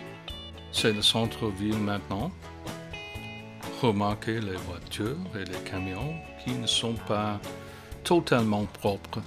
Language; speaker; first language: French; non-native, fluent; English